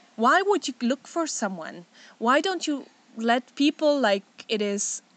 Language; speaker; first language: English; non-native, fluent; Polish